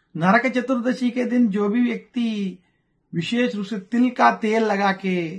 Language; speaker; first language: Hindi; non-native, local second language; Telugu